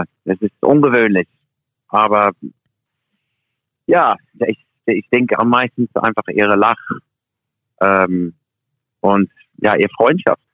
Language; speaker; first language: German; non-native, fluent; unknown